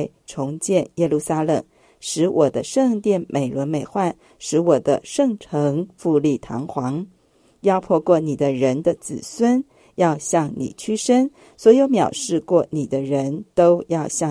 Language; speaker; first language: Chinese; native; Chinese